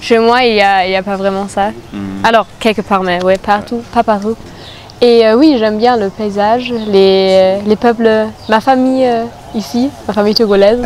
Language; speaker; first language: French; non-native, fluent; German